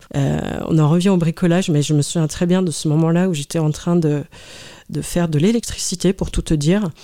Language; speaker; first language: French; native; French